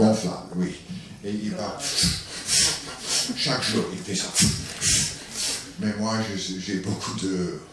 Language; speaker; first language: French; non-native, learner; English